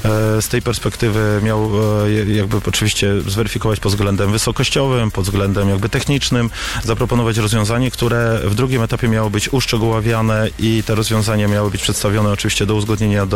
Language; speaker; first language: Polish; native; Polish